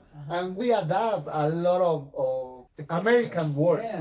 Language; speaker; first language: English; non-native, fluent; Spanish